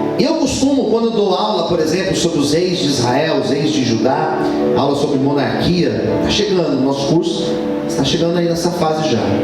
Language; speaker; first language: Portuguese; native; Portuguese